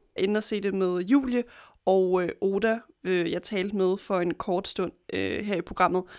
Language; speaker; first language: Danish; native; Danish